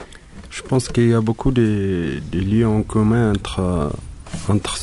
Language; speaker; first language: French; non-native, local second language; Tamasheq